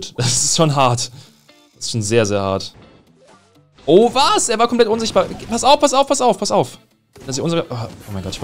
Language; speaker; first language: German; native; German